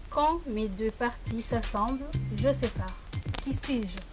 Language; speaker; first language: French; non-native, local second language; Comorian